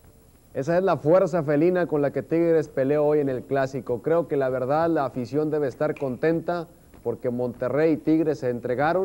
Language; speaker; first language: Spanish; native; Spanish